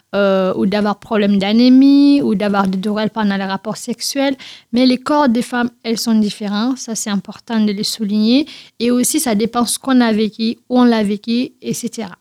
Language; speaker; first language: French; non-native, local second language; Fula